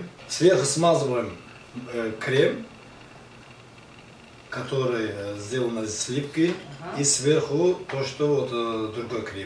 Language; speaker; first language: Russian; non-native, learner; Azerbaijani